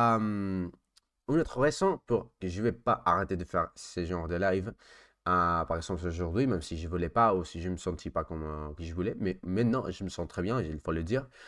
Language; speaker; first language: French; non-native, learner; Spanish